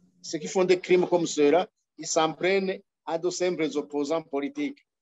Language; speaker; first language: French; non-native, local second language; Rundi